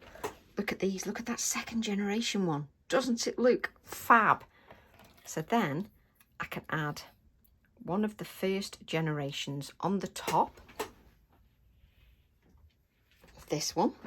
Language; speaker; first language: English; native; English